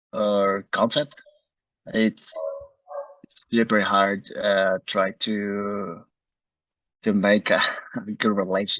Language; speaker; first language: English; non-native, learner; Spanish